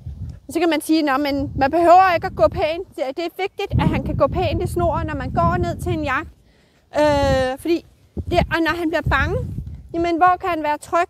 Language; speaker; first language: Danish; native; Danish